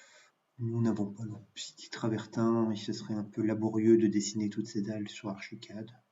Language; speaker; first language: French; native; French